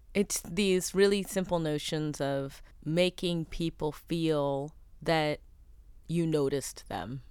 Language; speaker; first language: English; native; English